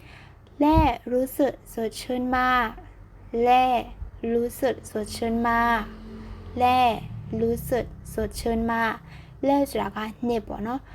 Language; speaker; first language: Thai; non-native, fluent; Burmese